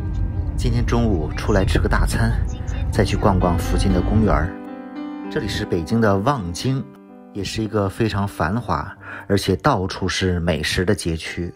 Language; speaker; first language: Chinese; native; Chinese